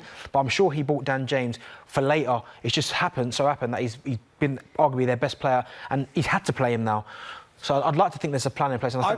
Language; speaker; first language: English; native; English